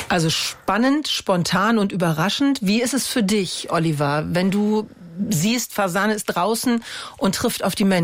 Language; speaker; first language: German; native; German